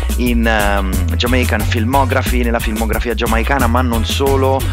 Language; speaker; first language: Italian; native; Italian